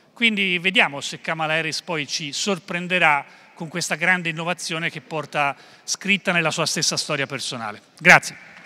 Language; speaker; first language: Italian; native; Italian